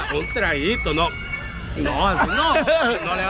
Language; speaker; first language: Spanish; native; Spanish